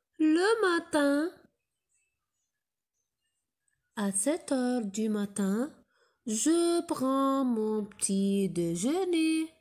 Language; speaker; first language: French; non-native, local second language; Arabic